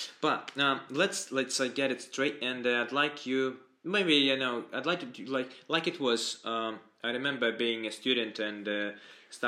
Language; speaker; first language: English; non-native, fluent; Russian